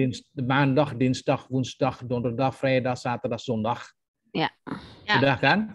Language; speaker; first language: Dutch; non-native, fluent; Indonesian